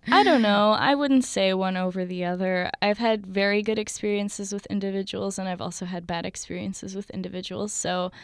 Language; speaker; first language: English; native; English